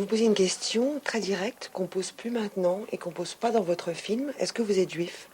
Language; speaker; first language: French; native; French